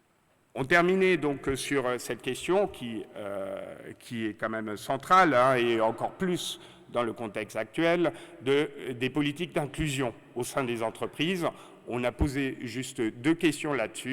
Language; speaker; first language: French; native; French